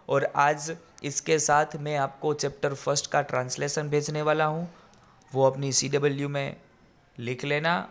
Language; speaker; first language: Hindi; non-native, local second language; Gujarati